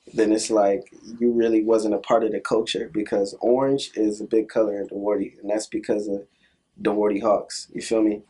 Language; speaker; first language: English; native; English